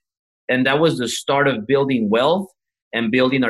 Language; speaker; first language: English; early bilingual, other home language; Spanish